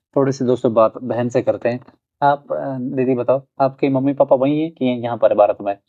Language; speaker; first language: Hindi; native; Hindi